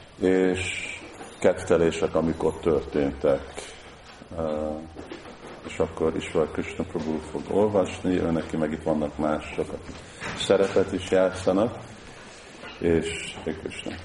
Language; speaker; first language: Hungarian; early bilingual, heritage; Hungarian